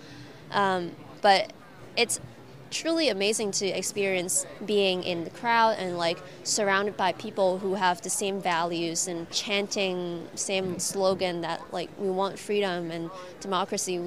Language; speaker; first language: English; non-native, local second language; Cantonese